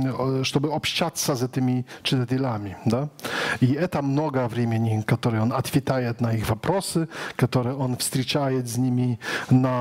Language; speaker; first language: Russian; non-native, learner; Polish